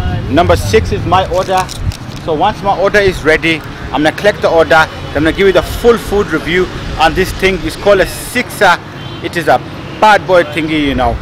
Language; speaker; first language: English; early bilingual, other home language; Hindi